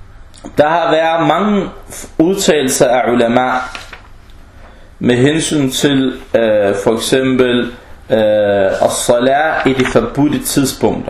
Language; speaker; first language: Danish; non-native, fluent; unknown